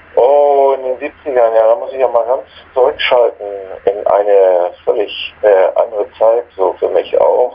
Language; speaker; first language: German; native; German